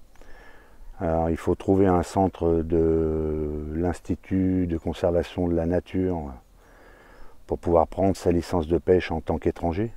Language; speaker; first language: French; native; French